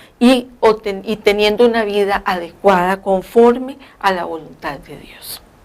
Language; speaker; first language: Spanish; native; Spanish